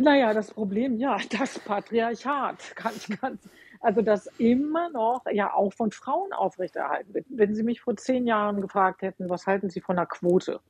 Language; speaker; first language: German; native; German